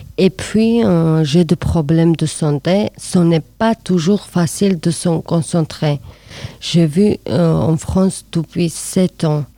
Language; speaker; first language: French; non-native, learner; Georgian